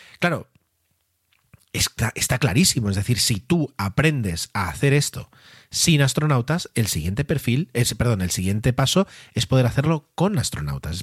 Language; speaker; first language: Spanish; native; Spanish